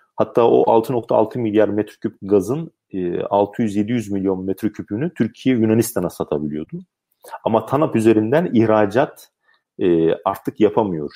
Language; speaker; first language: Turkish; native; Turkish